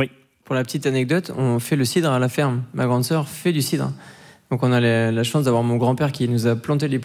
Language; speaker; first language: French; native; French